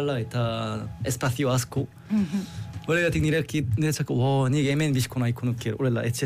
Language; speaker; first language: Basque; non-native, learner; Korean